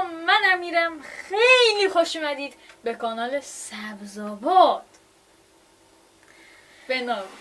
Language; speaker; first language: Persian; native; Persian